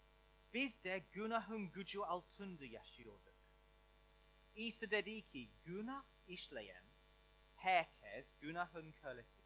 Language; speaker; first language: Turkish; non-native, learner; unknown